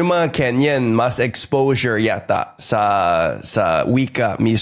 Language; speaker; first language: Filipino; non-native, fluent; English